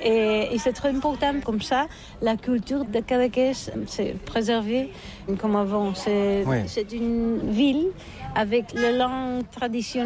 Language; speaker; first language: French; non-native, learner; Catalan